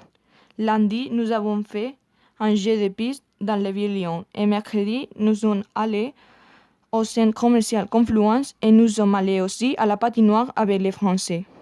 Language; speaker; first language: French; non-native, learner; Spanish